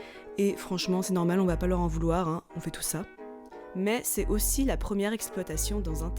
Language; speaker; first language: French; native; French